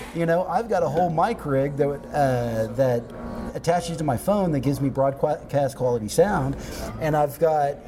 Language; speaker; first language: English; native; English